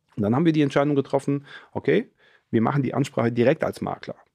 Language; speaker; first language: German; early bilingual, other home language; Polish